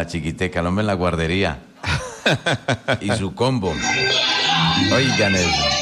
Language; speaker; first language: Spanish; native; Spanish